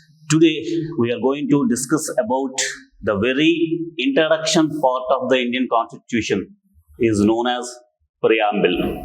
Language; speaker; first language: English; non-native, local second language; Telugu